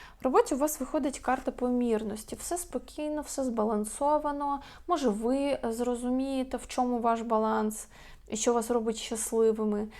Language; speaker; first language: Ukrainian; non-native, local second language; Russian